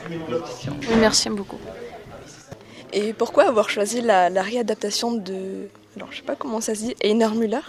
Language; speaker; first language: French; native; French